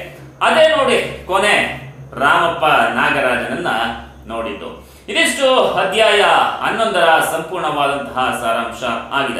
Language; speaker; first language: Kannada; native; Kannada